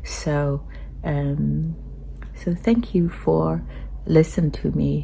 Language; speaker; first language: English; non-native, fluent; Chinese